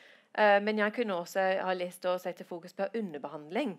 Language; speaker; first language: Norwegian; non-native, fluent; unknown